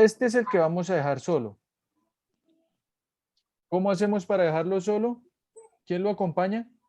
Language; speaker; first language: Spanish; native; Spanish